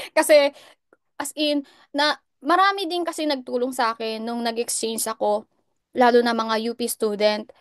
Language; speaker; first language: Filipino; early bilingual, other home language; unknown